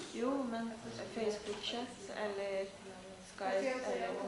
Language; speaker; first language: Norwegian; native; Norwegian